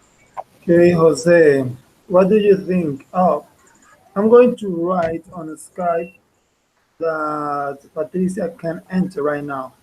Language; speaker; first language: English; non-native, fluent; Spanish